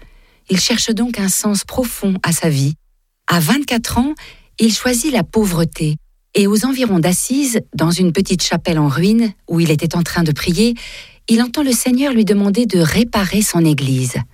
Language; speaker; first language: French; native; French